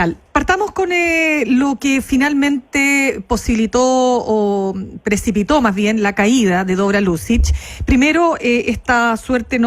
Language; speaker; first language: Spanish; native; Spanish